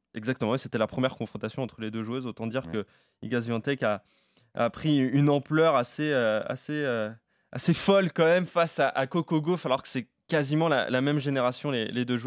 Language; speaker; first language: French; native; French